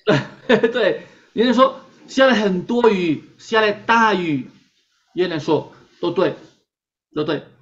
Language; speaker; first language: Chinese; non-native, fluent; Spanish